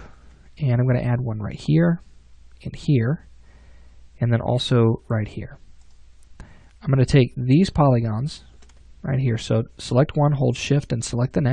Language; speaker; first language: English; native; English